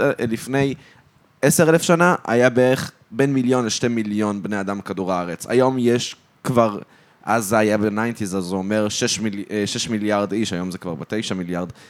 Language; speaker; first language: Hebrew; native; Hebrew